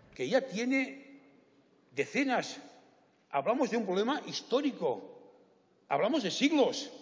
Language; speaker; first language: Spanish; native; Spanish